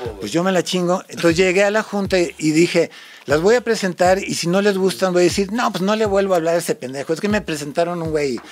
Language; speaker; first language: Spanish; native; Spanish